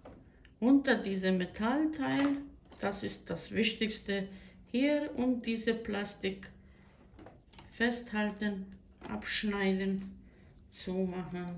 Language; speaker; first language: German; non-native, fluent; Croatian